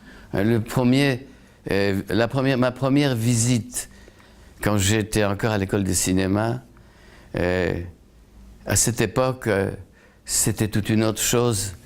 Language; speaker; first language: French; non-native, fluent; Polish